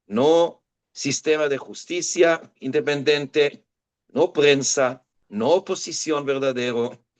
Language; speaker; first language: Spanish; non-native, fluent; Hebrew